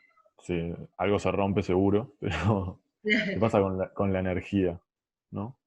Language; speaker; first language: Spanish; native; Spanish